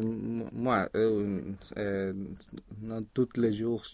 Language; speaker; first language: French; non-native, learner; Spanish